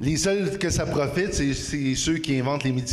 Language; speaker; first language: French; native; French